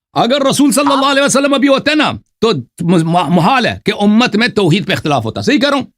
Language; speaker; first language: Urdu; non-native, fluent; Persian